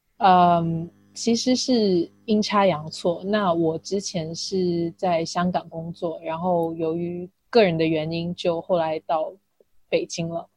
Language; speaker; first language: Chinese; non-native, local second language; Min Nan Chinese